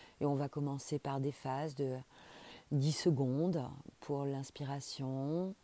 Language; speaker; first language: French; native; French